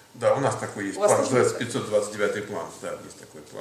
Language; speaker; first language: Russian; native; Russian